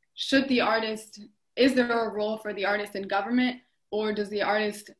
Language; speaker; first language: English; native; English